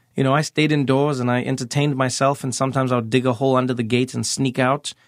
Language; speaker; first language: English; native; English